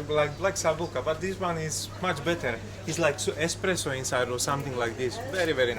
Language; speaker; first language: English; non-native, learner; Greek